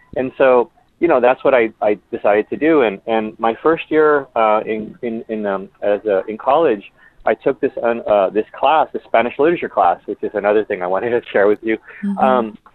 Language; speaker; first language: English; early bilingual, other home language; Spanish